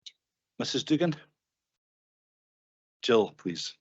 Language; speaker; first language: English; native; English